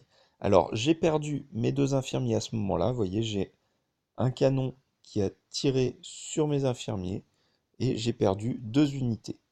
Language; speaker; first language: French; native; French